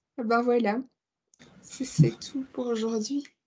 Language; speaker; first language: French; non-native, learner; English